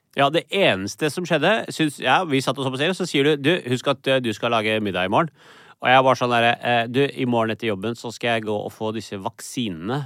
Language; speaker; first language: Norwegian; early bilingual, other home language; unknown